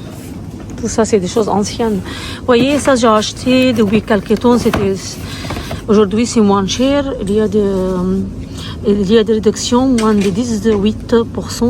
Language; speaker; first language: French; non-native, learner; Arabic